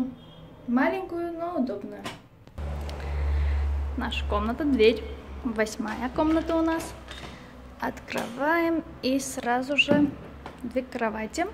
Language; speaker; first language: Russian; non-native, fluent; Armenian